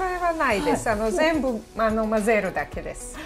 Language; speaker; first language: Japanese; non-native, fluent; Serbian